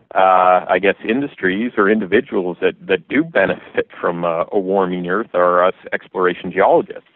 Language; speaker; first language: English; native; English